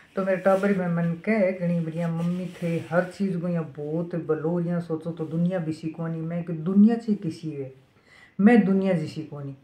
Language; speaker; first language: Hindi; native; Hindi